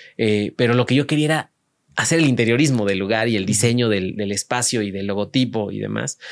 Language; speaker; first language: Spanish; native; Spanish